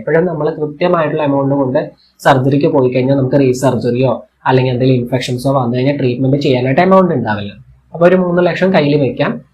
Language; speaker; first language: Malayalam; native; Malayalam